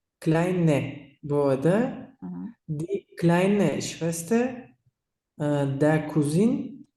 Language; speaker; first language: German; non-native, learner; Turkish